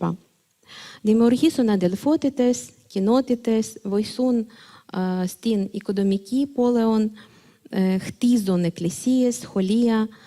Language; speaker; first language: Greek; non-native, fluent; Ukrainian